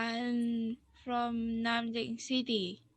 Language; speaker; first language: English; non-native, learner; Vietnamese